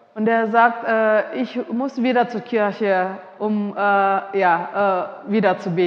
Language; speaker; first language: German; non-native, fluent; Indonesian